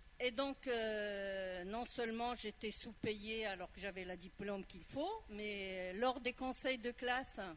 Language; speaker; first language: French; non-native, local second language; Arabic